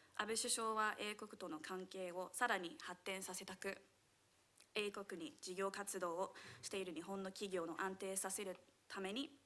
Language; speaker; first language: Japanese; non-native, fluent; English